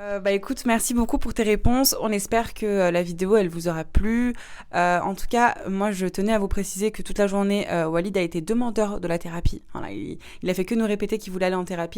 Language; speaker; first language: French; native; French